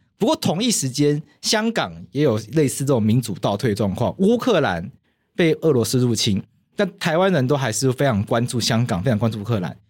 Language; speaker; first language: Chinese; native; Chinese